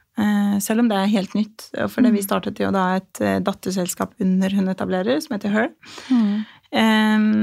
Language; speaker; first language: Norwegian; early bilingual, other home language; Albanian